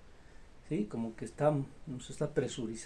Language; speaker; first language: Spanish; native; Spanish